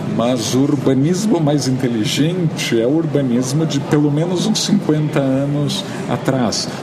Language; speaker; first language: Portuguese; native; Portuguese